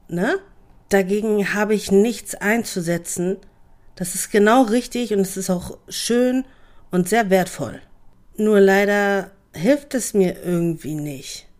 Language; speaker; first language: German; native; German